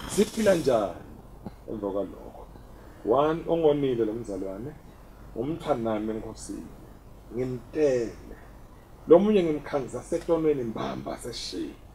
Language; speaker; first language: Zulu; non-native, local second language; Swati